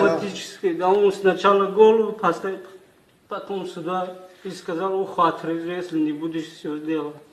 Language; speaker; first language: Russian; non-native, learner; Tajik